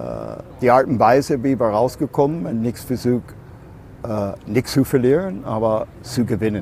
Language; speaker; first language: German; non-native, learner; English